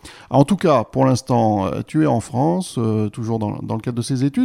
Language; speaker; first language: French; native; French